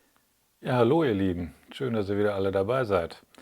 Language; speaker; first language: German; native; German